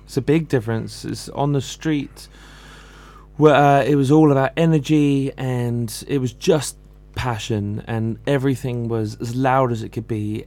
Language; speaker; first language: English; native; English